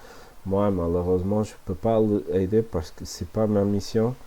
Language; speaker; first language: French; non-native, fluent; Portuguese